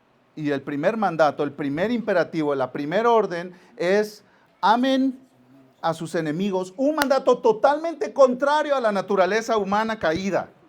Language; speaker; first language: Spanish; native; Spanish